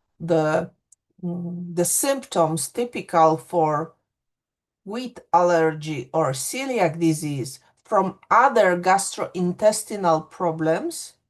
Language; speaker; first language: English; non-native, fluent; Polish